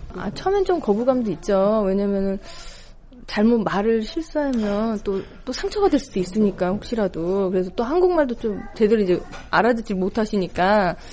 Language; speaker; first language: Korean; native; Korean